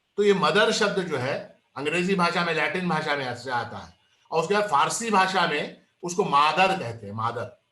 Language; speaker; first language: Hindi; non-native, local second language; Kannada